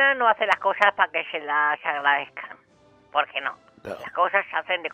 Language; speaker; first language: Spanish; native; Spanish